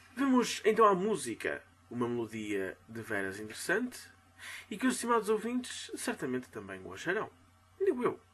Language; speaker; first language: Portuguese; native; Portuguese